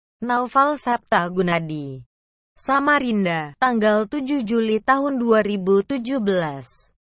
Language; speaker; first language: Indonesian; native; Indonesian